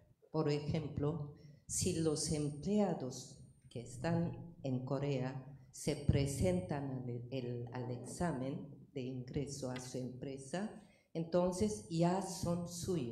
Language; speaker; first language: Spanish; non-native, fluent; Korean